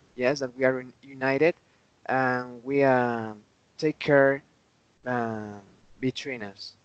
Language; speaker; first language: English; non-native, learner; Spanish